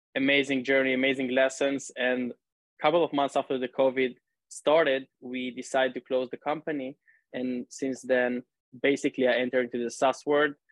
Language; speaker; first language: English; non-native, fluent; Hebrew